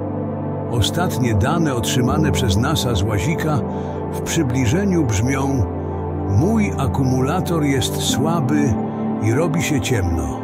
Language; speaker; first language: Polish; native; Polish